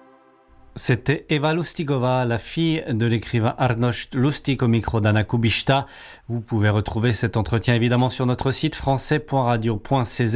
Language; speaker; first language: French; native; French